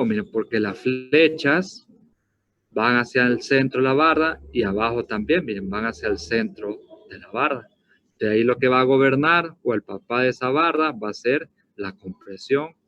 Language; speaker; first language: Spanish; native; Spanish